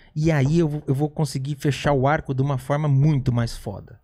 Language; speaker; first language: Portuguese; native; Portuguese